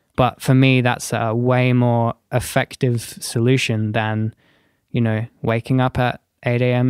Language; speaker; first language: English; native; English